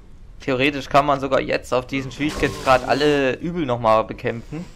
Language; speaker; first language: German; native; German